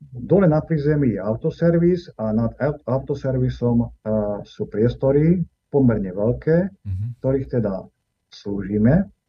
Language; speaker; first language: Slovak; native; Slovak